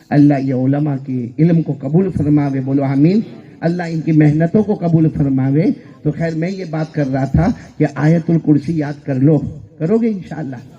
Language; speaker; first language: Urdu; non-native, local second language; Gujarati